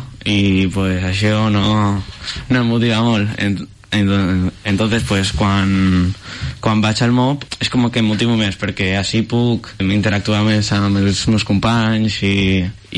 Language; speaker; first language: Catalan; non-native, local second language; Spanish